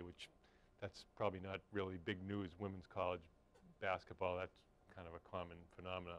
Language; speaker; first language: English; native; English